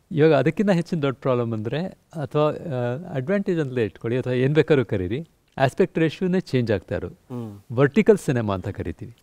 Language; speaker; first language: Kannada; native; Kannada